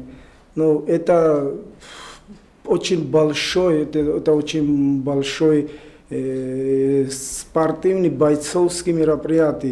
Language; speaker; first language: Russian; non-native, learner; Georgian